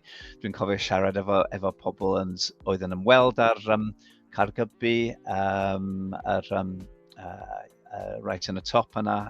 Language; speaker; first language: Welsh; non-native, fluent; English